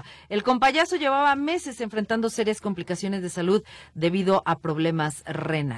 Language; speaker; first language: Spanish; native; Spanish